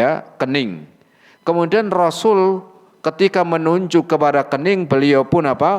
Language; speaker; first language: Indonesian; native; Indonesian